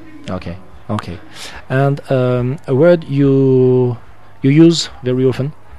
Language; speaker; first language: English; non-native, learner; French